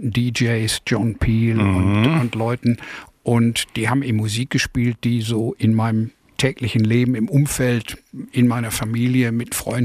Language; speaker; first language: German; native; German